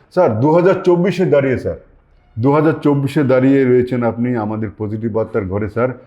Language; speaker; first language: Bangla; non-native, local second language; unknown